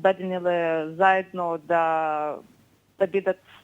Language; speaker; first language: Macedonian; non-native, fluent; Ukrainian